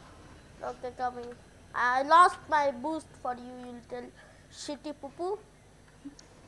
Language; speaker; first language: English; non-native, learner; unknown